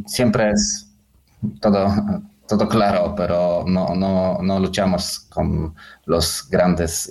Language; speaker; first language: Spanish; non-native, learner; Polish